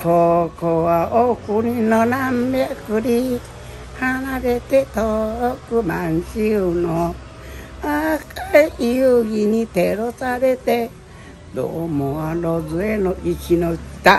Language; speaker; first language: Japanese; non-native, local second language; Chinese